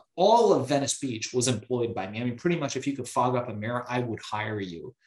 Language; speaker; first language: English; early bilingual, other home language; Persian